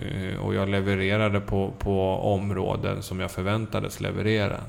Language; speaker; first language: Swedish; native; Swedish